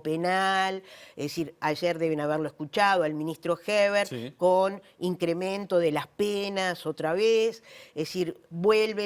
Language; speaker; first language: Spanish; native; Spanish